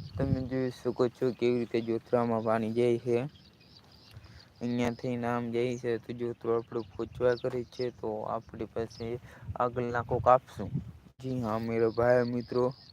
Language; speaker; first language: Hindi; non-native, local second language; Gujarati